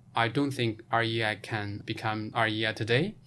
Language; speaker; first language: English; non-native, fluent; Chinese